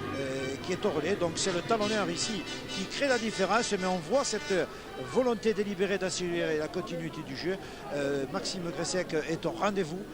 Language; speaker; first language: French; native; French